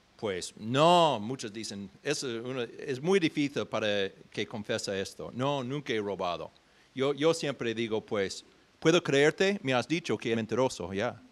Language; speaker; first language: Spanish; non-native, fluent; English